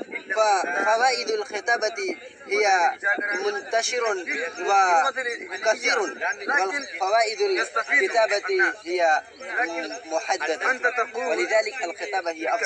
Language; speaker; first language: Arabic; non-native, learner; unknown